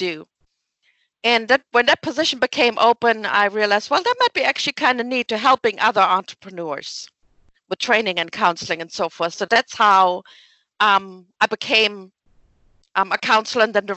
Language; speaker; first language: English; non-native, fluent; German